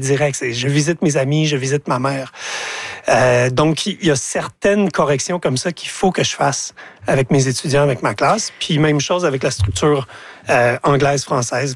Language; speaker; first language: French; native; French